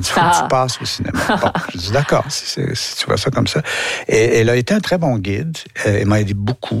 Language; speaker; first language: French; native; French